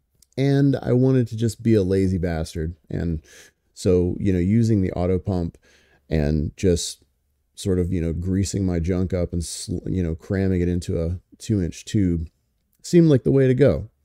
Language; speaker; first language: English; native; English